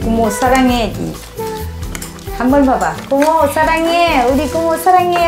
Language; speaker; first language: Korean; non-native, learner; Vietnamese